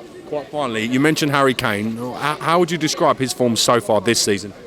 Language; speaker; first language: English; native; English